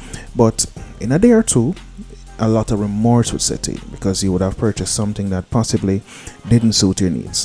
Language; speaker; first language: English; native; English